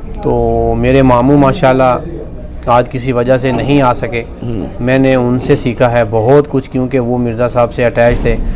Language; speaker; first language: Urdu; non-native, local second language; Punjabi